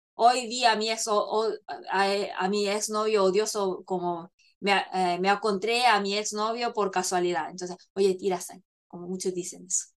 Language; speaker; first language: Spanish; non-native, fluent; Korean